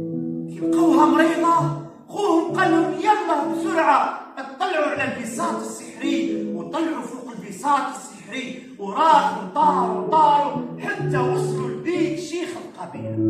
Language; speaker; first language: Arabic; native; Arabic